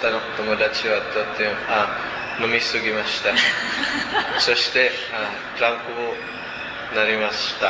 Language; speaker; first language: Japanese; non-native, learner; Cebuano